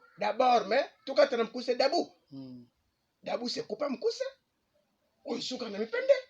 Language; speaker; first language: Lingala; non-native, local second language; Kongo